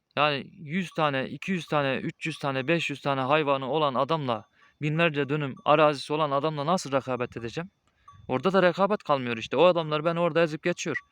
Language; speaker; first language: Turkish; native; Turkish